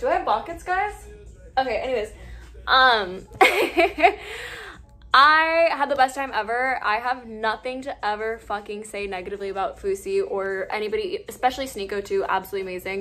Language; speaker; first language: English; early bilingual, other home language; Spanish